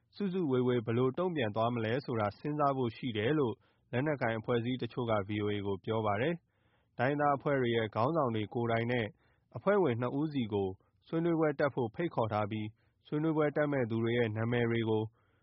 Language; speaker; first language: Burmese; native; Burmese